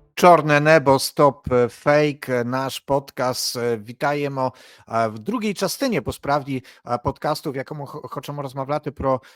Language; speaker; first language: Polish; non-native, learner; Ukrainian